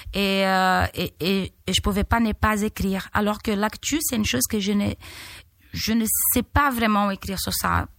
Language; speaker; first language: French; non-native, fluent; Portuguese